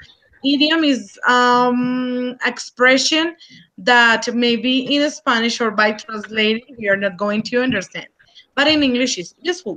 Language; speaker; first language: English; non-native, fluent; Spanish